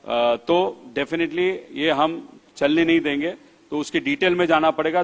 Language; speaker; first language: Hindi; non-native, local second language; Marathi